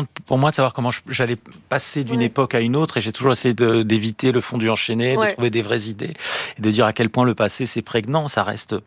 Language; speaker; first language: French; native; French